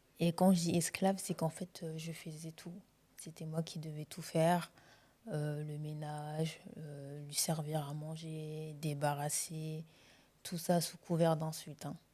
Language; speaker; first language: French; early bilingual, other home language; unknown